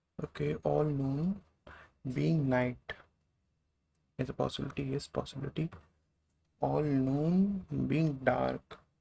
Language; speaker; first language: English; non-native, local second language; Hindi